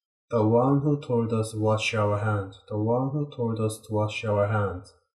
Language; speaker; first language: English; non-native, learner; Korean